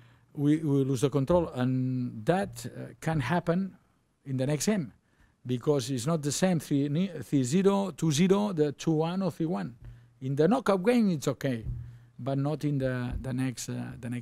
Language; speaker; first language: English; non-native, learner; Spanish